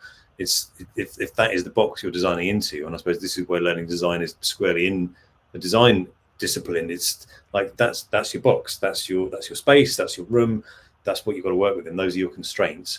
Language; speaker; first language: English; native; English